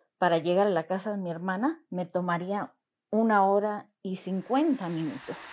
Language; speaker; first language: Spanish; early bilingual, heritage; Spanish